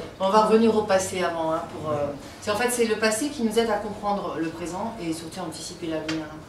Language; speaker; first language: French; native; French